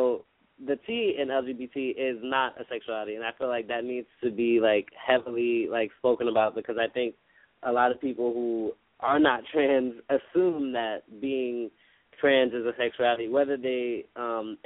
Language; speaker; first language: English; native; English